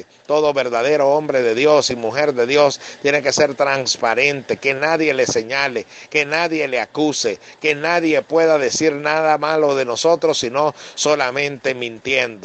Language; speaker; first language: Spanish; native; Spanish